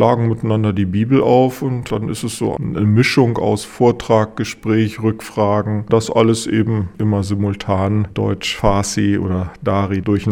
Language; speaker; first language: German; native; German